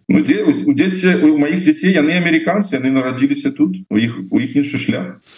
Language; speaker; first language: Belarusian; non-native, local second language; Russian